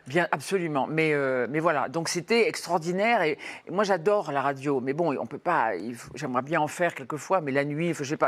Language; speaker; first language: French; native; French